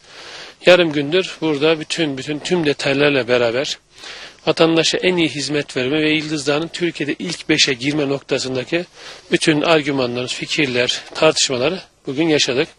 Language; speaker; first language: Turkish; native; Turkish